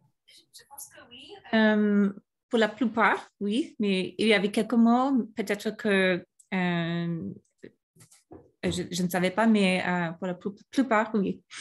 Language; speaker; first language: French; non-native, fluent; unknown